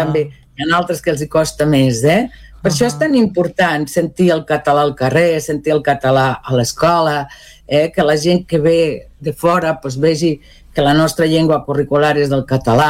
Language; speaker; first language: Catalan; non-native, local second language; Spanish